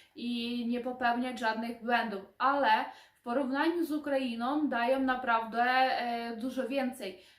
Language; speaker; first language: Polish; non-native, fluent; Ukrainian